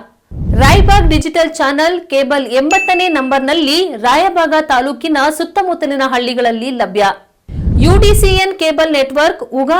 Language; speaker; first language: Kannada; native; Kannada